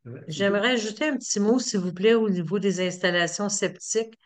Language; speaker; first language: French; native; French